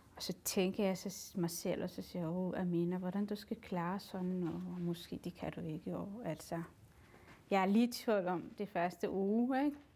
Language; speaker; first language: Danish; non-native, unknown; Somali